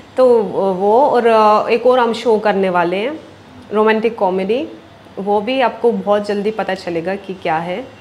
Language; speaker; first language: Hindi; non-native, fluent; Russian